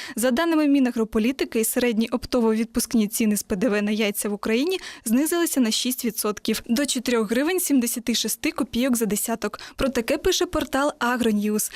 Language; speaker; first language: Ukrainian; native; Ukrainian